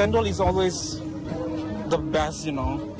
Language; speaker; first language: English; non-native, learner; Malay